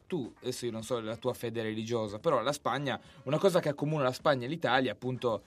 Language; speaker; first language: Italian; native; Italian